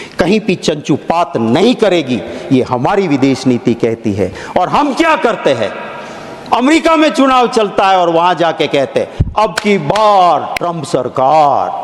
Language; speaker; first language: Hindi; non-native, local second language; Gujarati